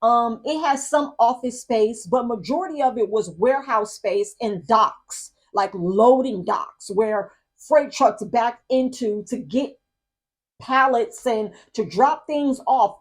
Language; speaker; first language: English; native; English